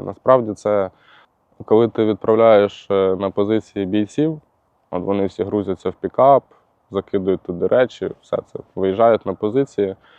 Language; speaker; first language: Ukrainian; native; Ukrainian